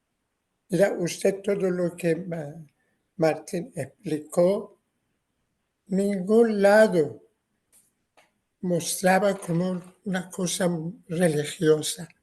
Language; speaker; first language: Spanish; non-native, fluent; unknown